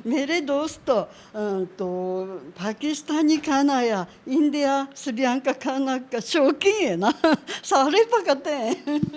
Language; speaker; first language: Hindi; non-native, learner; Japanese